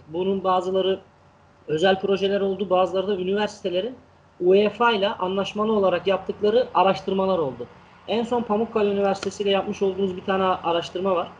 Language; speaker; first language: Turkish; native; Turkish